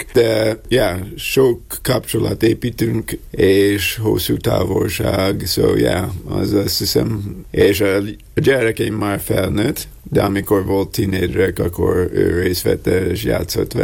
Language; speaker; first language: Hungarian; non-native, learner; English